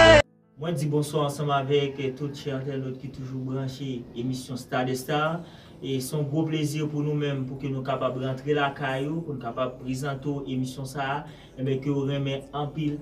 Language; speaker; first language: French; non-native, local second language; Haitian Creole